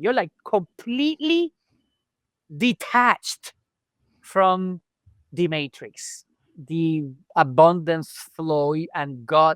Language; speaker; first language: English; non-native, local second language; Spanish